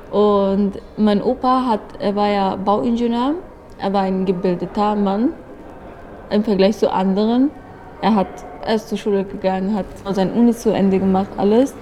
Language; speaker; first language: German; early bilingual, other home language; Persian